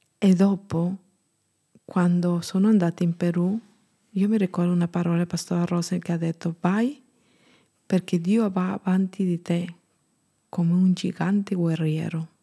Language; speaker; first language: Italian; non-native, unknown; Spanish